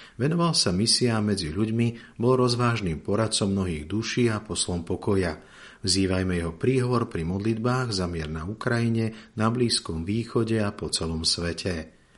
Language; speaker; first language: Slovak; native; Slovak